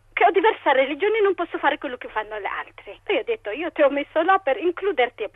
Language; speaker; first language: Italian; non-native, fluent; Tigrinya